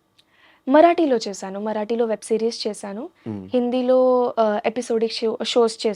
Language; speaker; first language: Telugu; non-native, learner; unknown